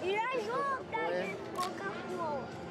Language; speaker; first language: Russian; early bilingual, heritage; Russian